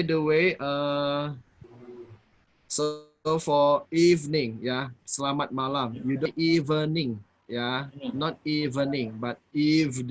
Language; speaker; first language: English; non-native, fluent; Indonesian